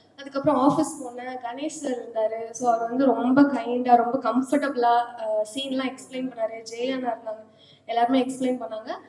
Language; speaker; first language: Tamil; native; Tamil